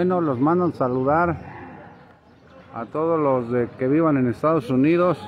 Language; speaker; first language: Spanish; native; Spanish